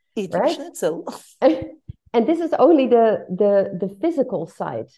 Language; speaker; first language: English; non-native, fluent; Dutch